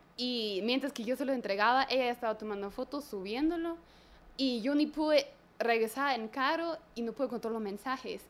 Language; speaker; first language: Spanish; non-native, fluent; German